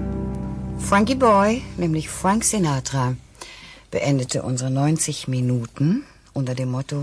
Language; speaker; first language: German; native; German